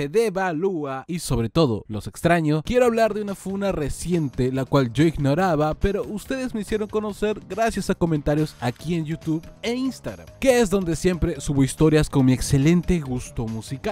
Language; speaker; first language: Spanish; native; Spanish